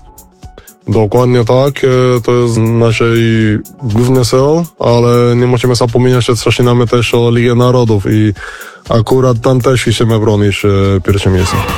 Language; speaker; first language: Polish; non-native, learner; Spanish